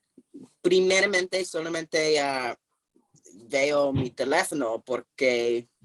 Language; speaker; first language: Spanish; non-native, fluent; English